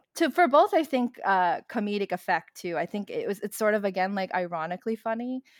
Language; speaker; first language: English; native; English